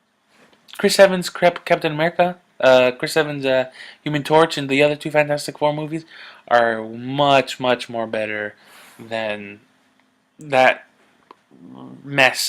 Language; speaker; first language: English; native; English